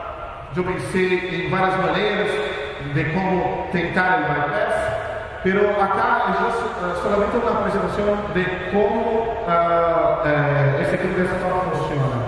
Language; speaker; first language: Spanish; non-native, fluent; Portuguese